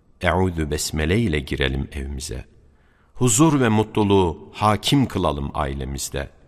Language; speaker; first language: Turkish; native; Turkish